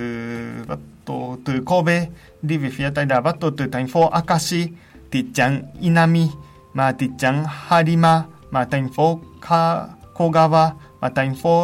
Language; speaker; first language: Vietnamese; non-native, fluent; Japanese